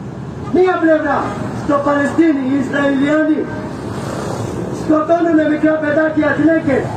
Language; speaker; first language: Greek; non-native, fluent; Urdu